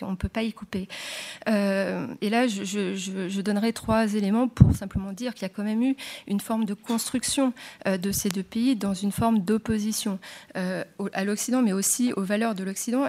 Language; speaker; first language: French; native; French